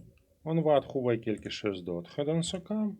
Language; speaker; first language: French; non-native, fluent; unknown